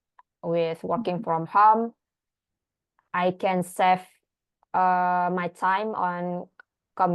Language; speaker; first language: English; non-native, learner; Indonesian